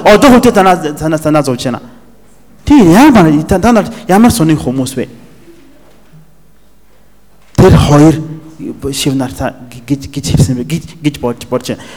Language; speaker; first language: Mongolian; non-native, fluent; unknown